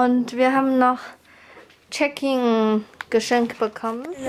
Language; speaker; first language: German; non-native, fluent; Chinese